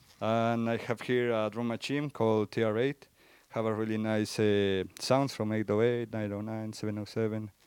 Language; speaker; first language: English; non-native, fluent; Spanish